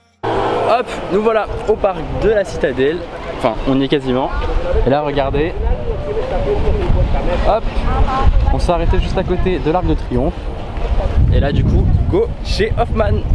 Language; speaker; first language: French; native; French